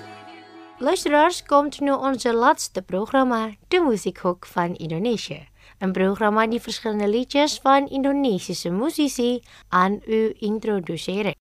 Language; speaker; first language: Dutch; non-native, learner; Indonesian